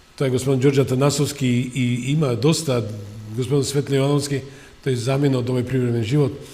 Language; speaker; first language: Macedonian; native; Macedonian